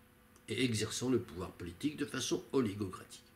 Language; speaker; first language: French; native; French